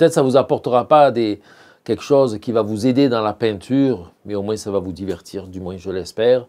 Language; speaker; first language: French; native; French